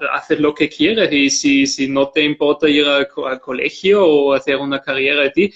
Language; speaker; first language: Spanish; non-native, fluent; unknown